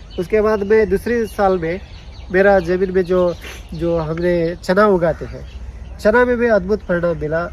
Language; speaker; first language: Hindi; non-native, local second language; Kannada